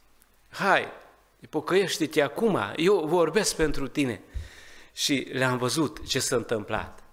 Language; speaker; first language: Romanian; non-native, learner; Hungarian